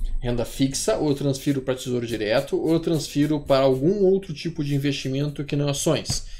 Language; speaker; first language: Portuguese; native; Portuguese